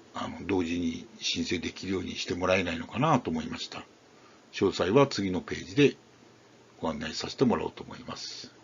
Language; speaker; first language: Japanese; native; Japanese